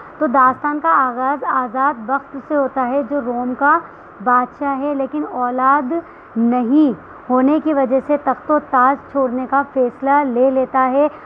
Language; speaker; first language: Urdu; native; Urdu